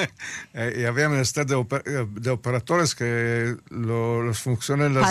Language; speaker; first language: Spanish; early bilingual, heritage; Spanish